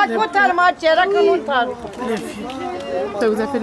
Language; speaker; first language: French; native; French